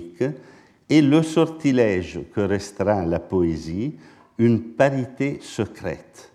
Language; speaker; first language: French; non-native, fluent; Italian